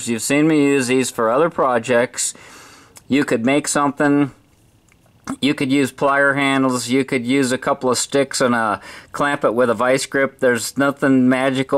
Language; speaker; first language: English; native; English